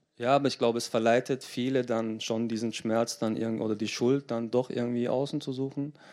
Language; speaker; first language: German; early bilingual, other home language; Turkish